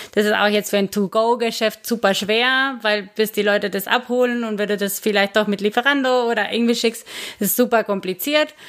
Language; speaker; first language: German; non-native, fluent; Spanish